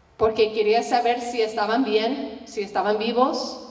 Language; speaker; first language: Spanish; non-native, learner; English